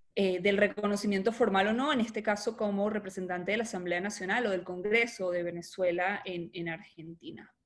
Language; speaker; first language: Spanish; native; Spanish